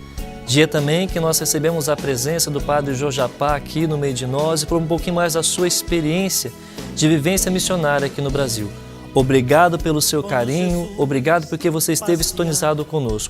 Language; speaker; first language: Portuguese; native; Portuguese